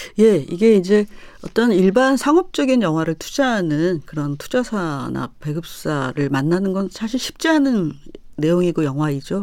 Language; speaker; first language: Korean; native; Korean